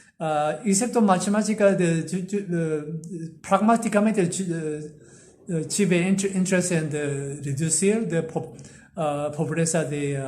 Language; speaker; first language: Portuguese; non-native, learner; Korean